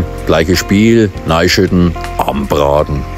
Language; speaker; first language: German; native; German